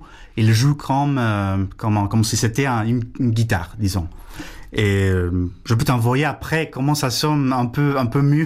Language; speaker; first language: French; non-native, fluent; Spanish